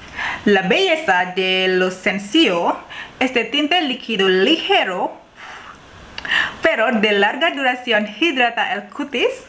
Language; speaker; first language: Spanish; non-native, learner; Indonesian